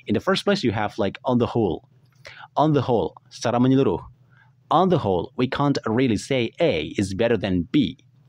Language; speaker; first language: English; non-native, fluent; Indonesian